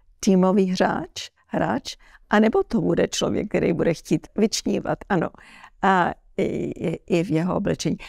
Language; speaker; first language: Czech; early bilingual, heritage; Czech